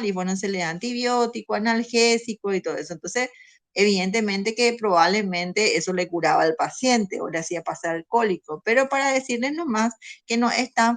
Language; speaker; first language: Spanish; native; Spanish